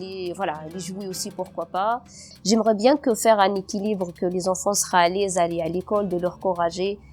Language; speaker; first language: French; non-native, local second language; Berber languages